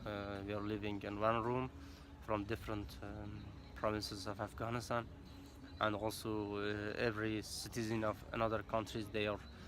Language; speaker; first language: English; non-native, learner; Persian